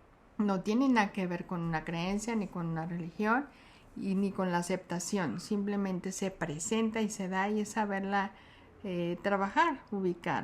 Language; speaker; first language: Spanish; native; Spanish